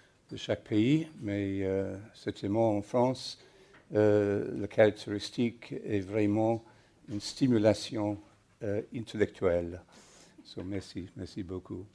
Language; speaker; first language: French; non-native, learner; English